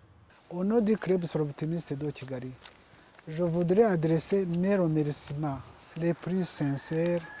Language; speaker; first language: French; non-native, local second language; Kinyarwanda